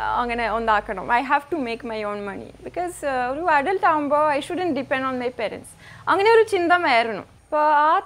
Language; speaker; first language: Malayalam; non-native, fluent; French